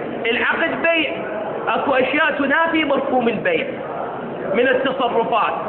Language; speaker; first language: Arabic; native; Arabic